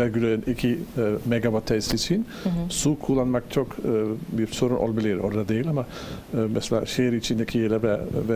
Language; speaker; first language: Turkish; non-native, learner; Dutch